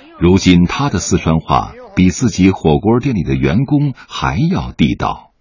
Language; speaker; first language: Chinese; native; Chinese